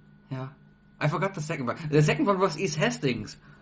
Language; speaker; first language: English; non-native, fluent; German